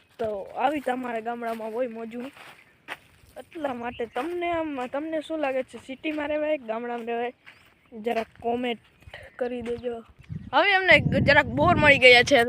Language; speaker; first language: Gujarati; non-native, local second language; Kachhi